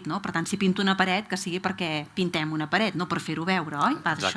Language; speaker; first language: Catalan; native; Catalan